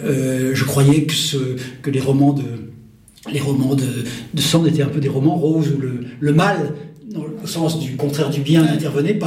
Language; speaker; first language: French; native; French